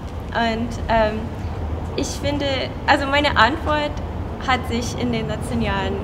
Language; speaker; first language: German; non-native, fluent; English